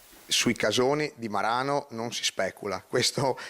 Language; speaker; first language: Italian; native; Italian